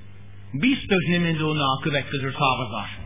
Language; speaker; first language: Hungarian; non-native, learner; English